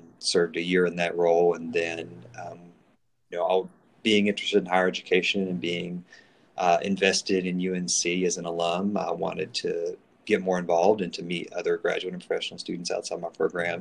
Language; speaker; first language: English; native; English